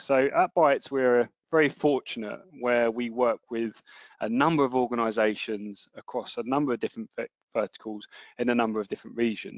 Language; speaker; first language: English; native; English